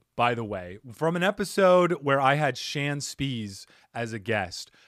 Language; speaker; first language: English; native; English